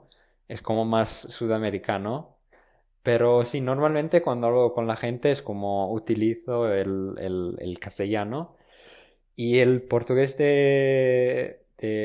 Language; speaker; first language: Spanish; non-native, fluent; Romanian